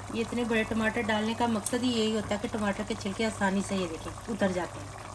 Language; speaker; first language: Urdu; non-native, local second language; Punjabi